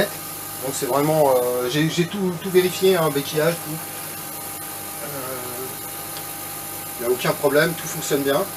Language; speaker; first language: French; native; French